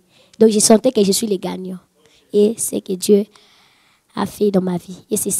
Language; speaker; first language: French; non-native, local second language; Lingala